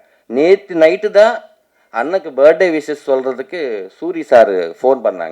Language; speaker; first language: Tamil; non-native, learner; Telugu